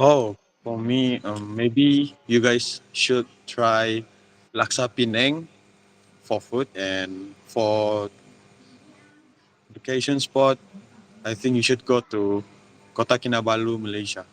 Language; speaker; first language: English; non-native, learner; Malay